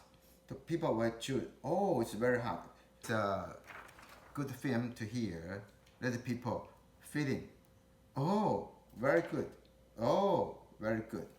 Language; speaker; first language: English; non-native, learner; Chinese